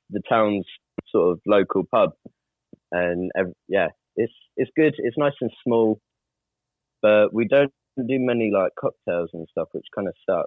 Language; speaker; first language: English; native; English